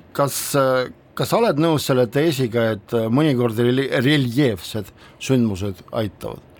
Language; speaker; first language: Estonian; non-native, local second language; Russian